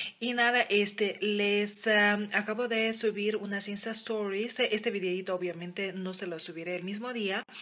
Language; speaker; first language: Spanish; non-native, fluent; Lithuanian